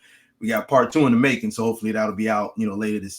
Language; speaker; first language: English; native; English